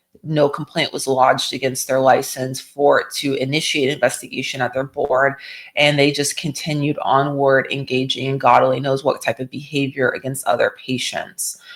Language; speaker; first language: English; native; English